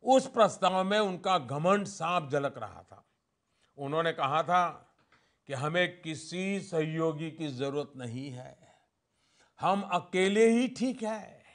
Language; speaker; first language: Hindi; non-native, local second language; Gujarati